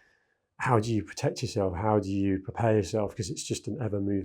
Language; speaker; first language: English; native; English